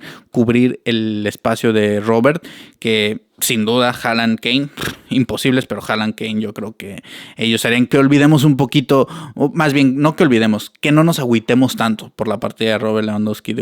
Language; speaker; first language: Spanish; native; Spanish